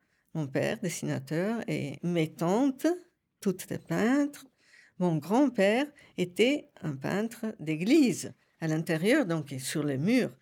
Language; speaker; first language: French; non-native, fluent; Italian